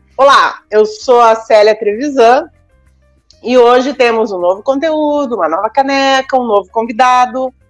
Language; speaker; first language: Portuguese; native; Portuguese